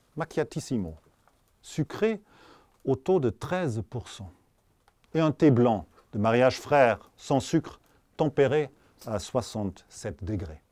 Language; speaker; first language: French; non-native, fluent; German